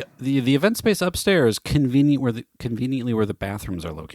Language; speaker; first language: English; native; English